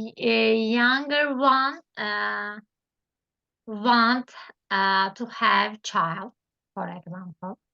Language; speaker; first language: English; non-native, learner; Turkish